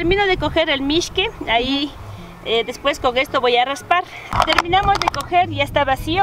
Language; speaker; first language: Spanish; native; Spanish